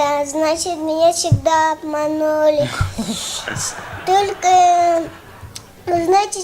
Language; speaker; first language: Russian; non-native, local second language; Tajik